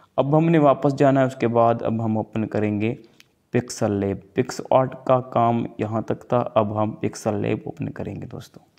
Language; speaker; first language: Urdu; non-native, local second language; Sindhi